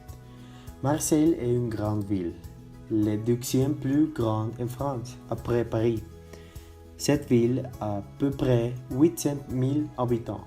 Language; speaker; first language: French; non-native, learner; Spanish